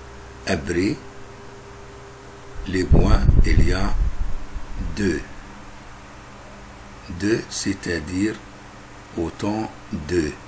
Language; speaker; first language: French; non-native, fluent; Arabic